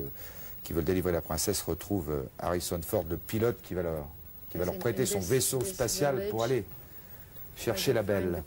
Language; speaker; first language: French; native; French